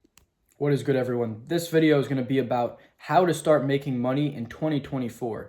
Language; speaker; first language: English; native; English